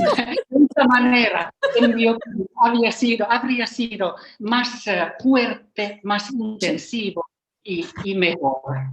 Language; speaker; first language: Spanish; non-native, fluent; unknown